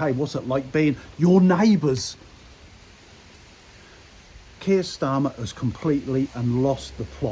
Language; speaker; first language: English; native; English